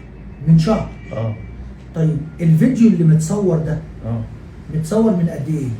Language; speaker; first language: Arabic; native; Arabic